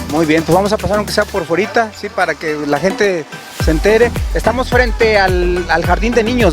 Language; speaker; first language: Spanish; native; Spanish